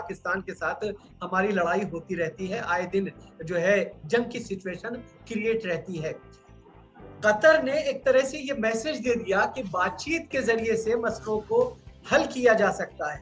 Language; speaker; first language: Hindi; native; Hindi